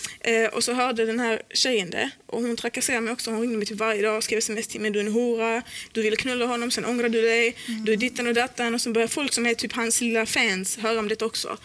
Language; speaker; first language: Swedish; early bilingual, other home language; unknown